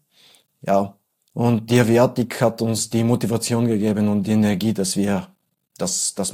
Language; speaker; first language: German; non-native, fluent; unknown